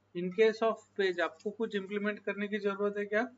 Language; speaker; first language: Hindi; non-native, local second language; Marathi